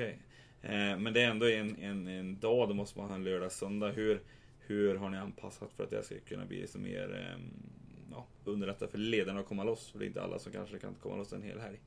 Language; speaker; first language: Swedish; native; Swedish